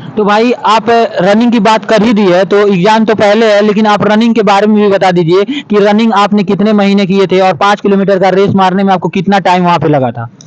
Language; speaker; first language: Hindi; native; Hindi